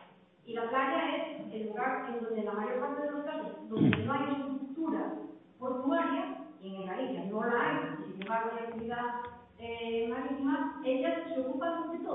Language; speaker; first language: Spanish; native; Spanish